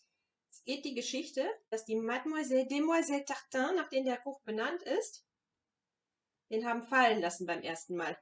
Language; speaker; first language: German; non-native, fluent; French